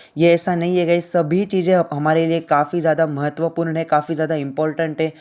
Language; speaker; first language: Hindi; non-native, local second language; Marathi